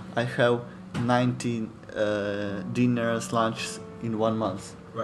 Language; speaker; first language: English; non-native, learner; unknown